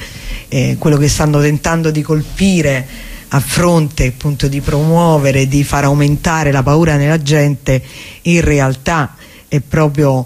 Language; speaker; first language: Italian; native; Italian